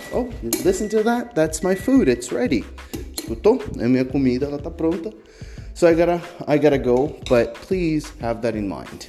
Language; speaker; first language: English; non-native, fluent; Portuguese